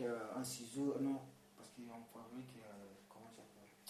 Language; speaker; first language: French; non-native, learner; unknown